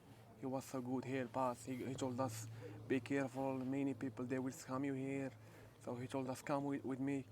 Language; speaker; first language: English; non-native, learner; Arabic